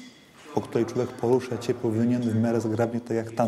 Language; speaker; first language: Polish; native; Polish